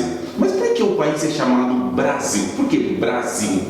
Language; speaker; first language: Portuguese; non-native, fluent; Haitian Creole